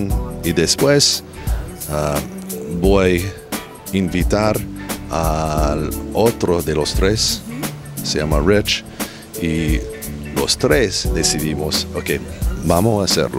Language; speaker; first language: Spanish; non-native, learner; English